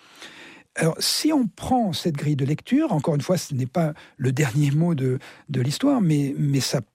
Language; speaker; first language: French; native; French